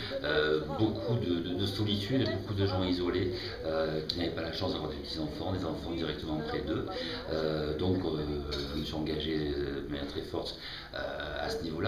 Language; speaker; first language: French; native; French